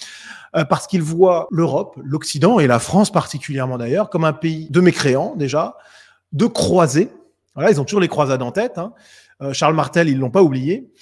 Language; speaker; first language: French; native; French